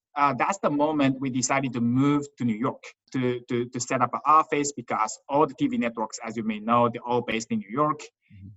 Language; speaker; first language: English; non-native, fluent; Chinese